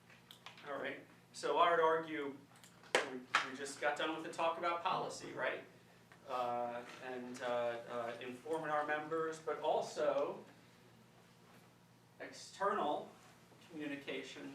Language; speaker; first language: English; native; English